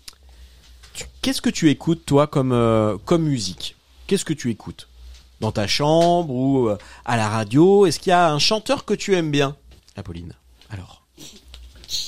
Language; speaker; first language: French; native; French